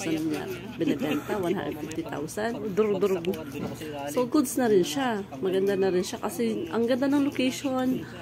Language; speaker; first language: Filipino; non-native, local second language; Bikol